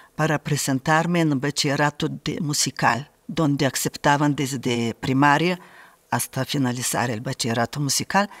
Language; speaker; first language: Spanish; non-native, fluent; Bulgarian